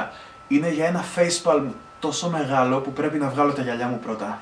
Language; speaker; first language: Greek; native; Greek